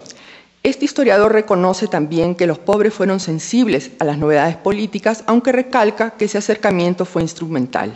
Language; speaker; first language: Spanish; native; Spanish